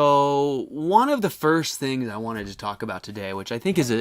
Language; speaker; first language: English; native; English